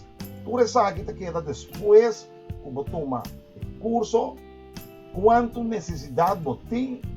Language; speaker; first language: Portuguese; non-native, learner; Papiamento